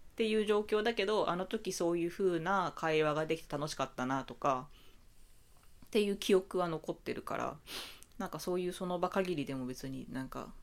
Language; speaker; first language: Japanese; native; Japanese